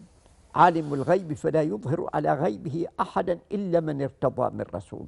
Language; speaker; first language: Arabic; native; Arabic